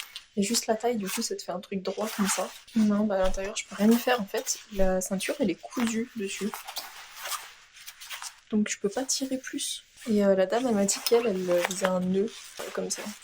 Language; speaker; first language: French; native; French